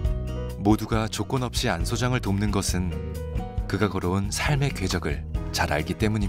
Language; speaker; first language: Korean; native; Korean